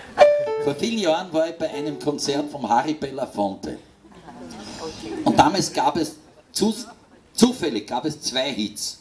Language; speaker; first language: German; native; German